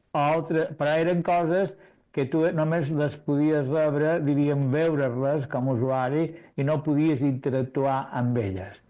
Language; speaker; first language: Catalan; native; Catalan